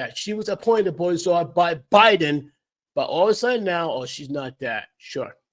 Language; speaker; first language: English; native; English